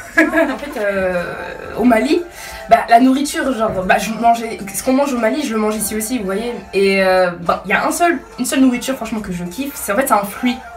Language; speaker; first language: French; early bilingual, other home language; Bambara